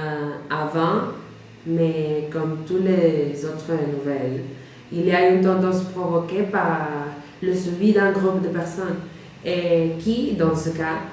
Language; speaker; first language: French; non-native, learner; Spanish